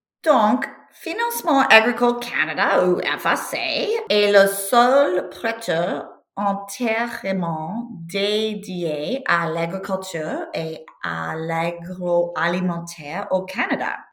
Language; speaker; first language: French; non-native, learner; English